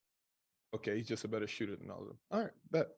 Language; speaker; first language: English; native; English